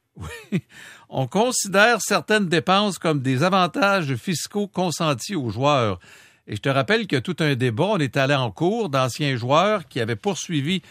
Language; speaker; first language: French; native; French